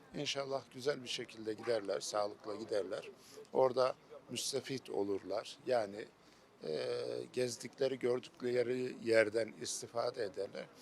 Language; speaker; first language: Turkish; native; Turkish